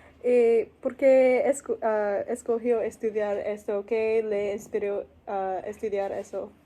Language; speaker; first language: Spanish; non-native, learner; English